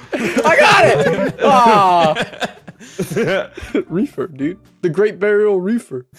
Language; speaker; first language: English; native; English